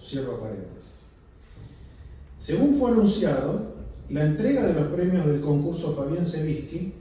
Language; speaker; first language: Spanish; native; Spanish